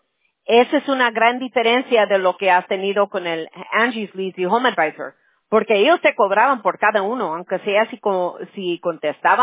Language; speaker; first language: Spanish; early bilingual, heritage; Spanish